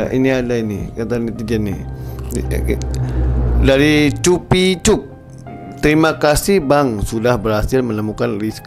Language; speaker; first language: Indonesian; native; Indonesian